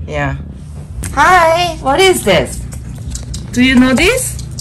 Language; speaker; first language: English; non-native, learner; Korean